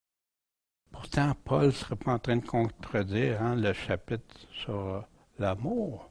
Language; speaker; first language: French; native; French